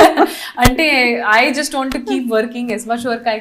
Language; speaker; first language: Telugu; non-native, fluent; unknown